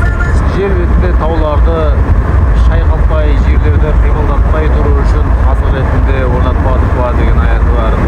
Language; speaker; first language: Kazakh; native; Kazakh